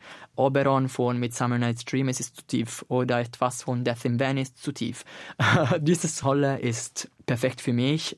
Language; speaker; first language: German; non-native, fluent; Italian